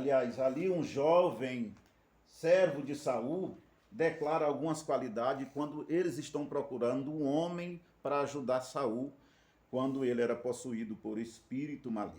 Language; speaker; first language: Portuguese; native; Portuguese